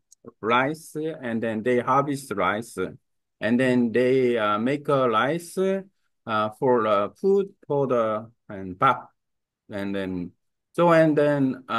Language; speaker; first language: English; non-native, learner; Korean